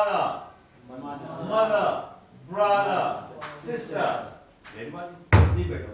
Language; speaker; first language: English; non-native, local second language; Urdu